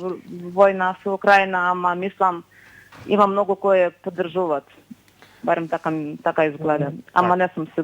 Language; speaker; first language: Macedonian; non-native, fluent; Ukrainian